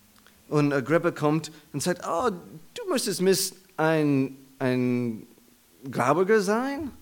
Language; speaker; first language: German; non-native, learner; English